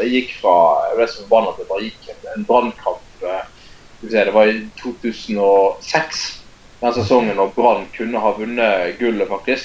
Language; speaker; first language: Norwegian; native; Norwegian